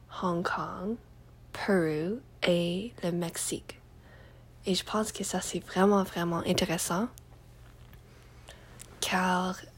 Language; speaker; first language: French; non-native, learner; English